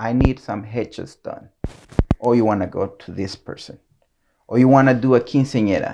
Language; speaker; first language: English; non-native, fluent; Spanish